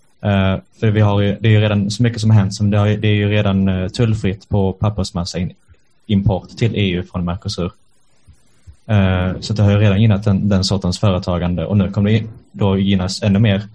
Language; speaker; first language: Swedish; native; Swedish